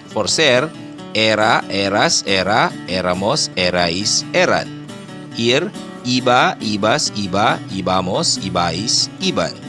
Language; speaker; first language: Spanish; non-native, fluent; Filipino